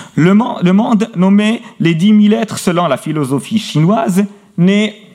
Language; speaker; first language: French; non-native, local second language; Arabic